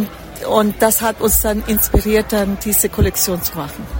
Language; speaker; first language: German; early bilingual, heritage; German